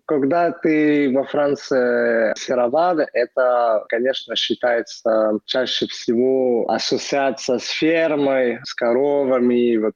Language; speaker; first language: Russian; non-native, fluent; French